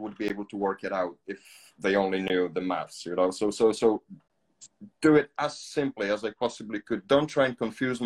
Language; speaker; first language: English; non-native, fluent; Polish